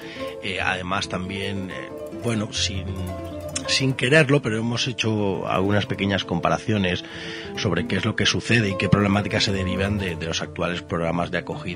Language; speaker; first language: Spanish; native; Spanish